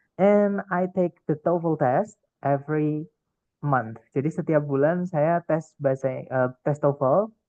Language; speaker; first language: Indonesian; non-native, local second language; Javanese